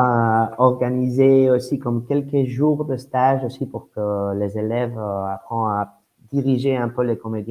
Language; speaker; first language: French; non-native, fluent; Spanish